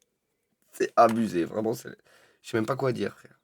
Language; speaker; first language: French; native; French